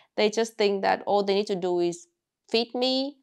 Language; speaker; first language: English; non-native, fluent; Vietnamese